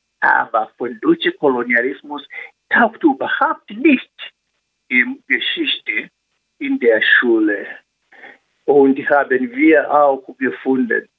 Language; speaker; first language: German; non-native, learner; Swahili